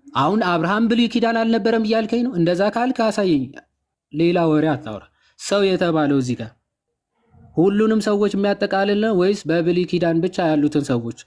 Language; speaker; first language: Amharic; non-native, local second language; Hadiyya